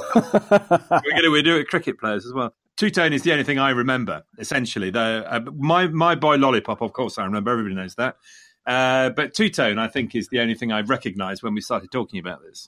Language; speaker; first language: English; native; English